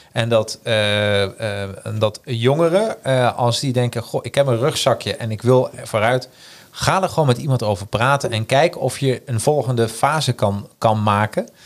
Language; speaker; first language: Dutch; native; Dutch